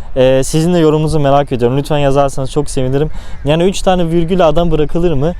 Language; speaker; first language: Turkish; early bilingual, heritage; Turkish